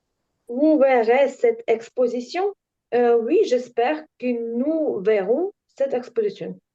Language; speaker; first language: French; non-native, learner; Ukrainian